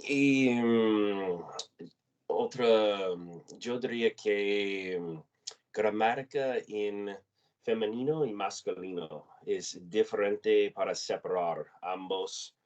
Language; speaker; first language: Spanish; non-native, learner; English